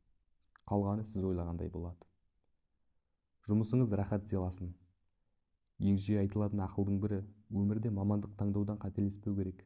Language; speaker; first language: Kazakh; native; Kazakh